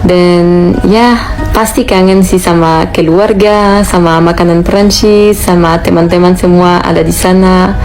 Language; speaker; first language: Indonesian; non-native, fluent; French